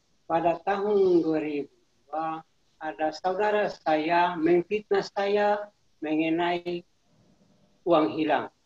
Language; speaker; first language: Indonesian; non-native, local second language; Tetum